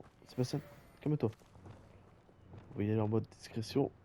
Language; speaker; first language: French; native; French